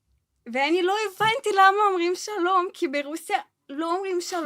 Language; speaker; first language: Hebrew; non-native, fluent; Russian